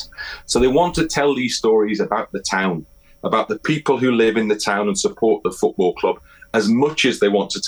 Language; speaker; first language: English; native; English